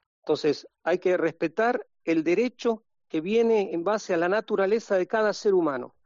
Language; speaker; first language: Spanish; native; Spanish